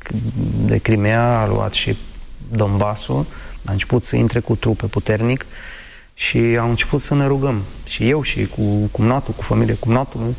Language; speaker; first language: Romanian; non-native, fluent; Ukrainian